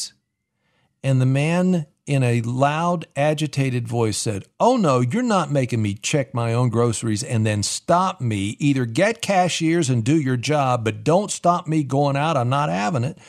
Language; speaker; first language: English; native; English